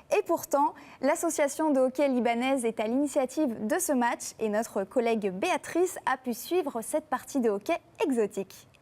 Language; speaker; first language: French; native; French